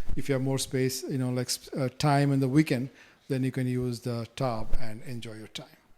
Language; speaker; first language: English; non-native, local second language; Bangla